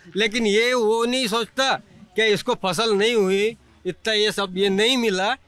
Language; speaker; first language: Hindi; non-native, local second language; Marathi